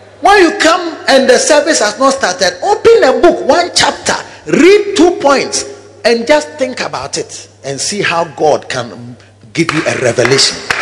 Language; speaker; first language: English; non-native, local second language; Akan